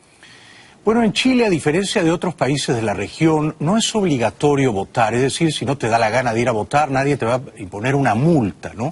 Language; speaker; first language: Spanish; native; Spanish